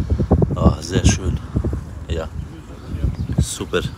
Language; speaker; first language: German; non-native, fluent; French